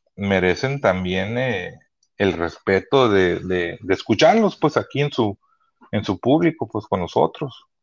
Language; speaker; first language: Spanish; early bilingual, heritage; Spanish